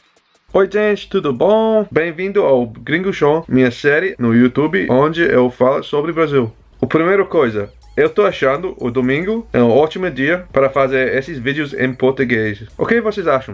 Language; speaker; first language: Portuguese; non-native, fluent; English